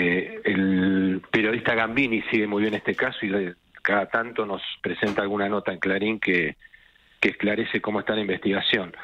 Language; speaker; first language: Spanish; native; Spanish